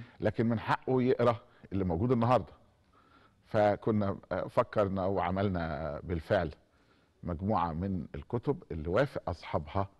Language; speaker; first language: Arabic; native; Arabic